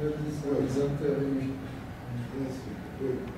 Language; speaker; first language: French; non-native, learner; Arabic